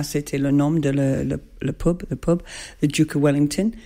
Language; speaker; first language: French; non-native, learner; English